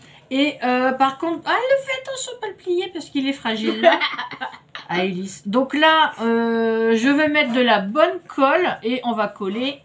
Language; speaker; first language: French; native; French